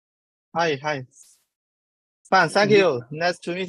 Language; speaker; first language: English; non-native, fluent; Chinese